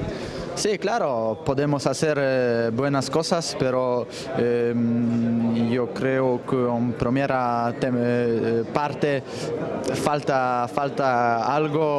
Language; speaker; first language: Spanish; non-native, fluent; Polish